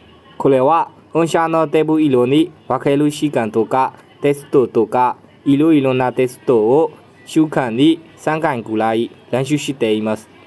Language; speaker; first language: Japanese; non-native, learner; Burmese